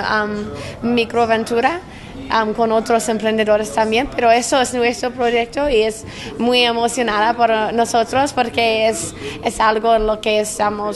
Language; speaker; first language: Spanish; non-native, learner; English